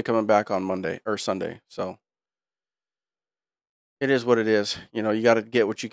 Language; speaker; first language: English; native; English